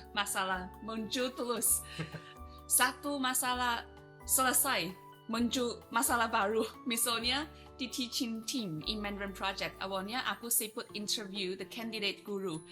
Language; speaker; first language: Indonesian; non-native, fluent; Chinese